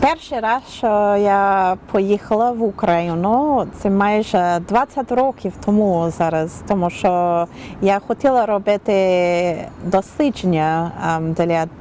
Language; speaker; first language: Ukrainian; non-native, learner; English